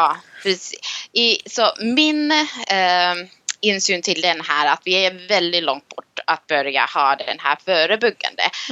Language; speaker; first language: Swedish; non-native, local second language; Finnish